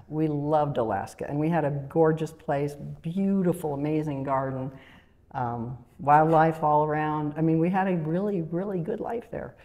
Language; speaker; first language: English; native; English